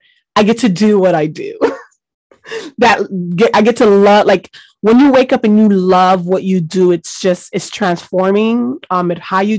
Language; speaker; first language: English; early bilingual, other home language; Haitian Creole